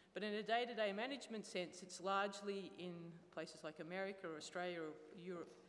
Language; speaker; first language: English; native; English